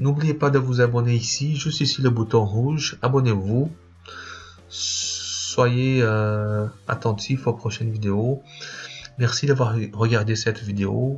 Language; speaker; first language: French; non-native, fluent; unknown